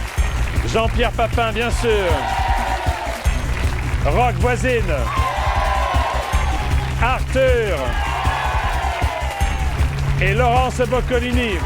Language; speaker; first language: French; native; French